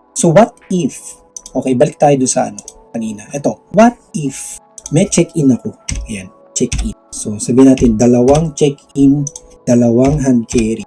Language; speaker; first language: Filipino; non-native, local second language; Cebuano